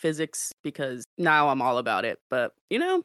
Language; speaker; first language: English; native; English